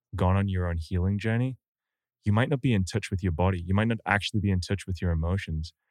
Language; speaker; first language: English; native; English